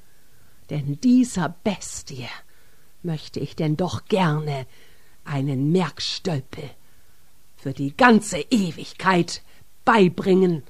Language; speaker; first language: German; native; German